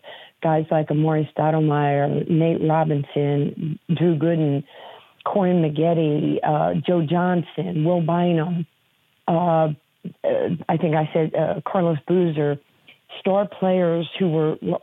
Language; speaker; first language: English; native; English